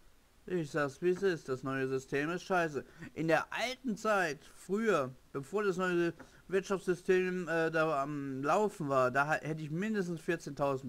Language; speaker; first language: German; native; German